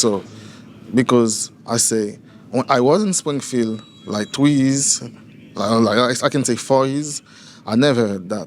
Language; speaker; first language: English; non-native, learner; Haitian Creole